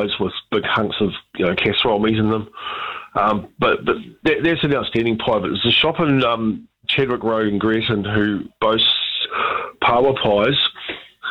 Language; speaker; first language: English; native; English